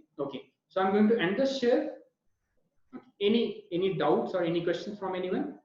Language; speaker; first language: English; non-native, local second language; Hindi